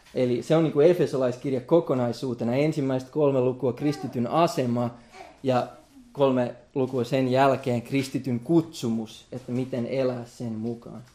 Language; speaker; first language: Finnish; non-native, local second language; Swedish